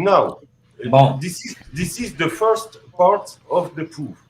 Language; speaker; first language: English; non-native, learner; French